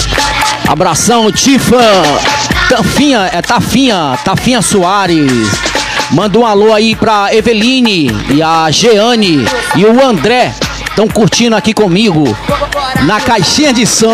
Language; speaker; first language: Portuguese; native; Portuguese